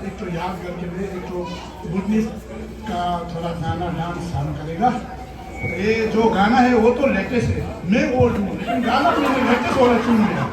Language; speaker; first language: Hindi; non-native, learner; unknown